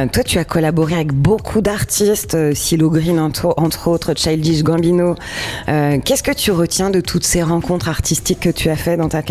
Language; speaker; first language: French; native; French